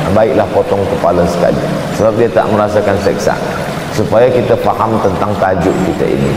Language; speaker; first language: Malay; native; Malay